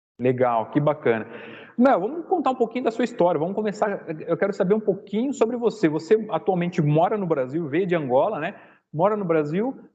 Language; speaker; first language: Portuguese; native; Portuguese